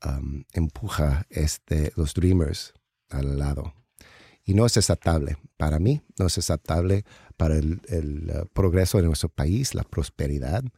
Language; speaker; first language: Spanish; non-native, learner; English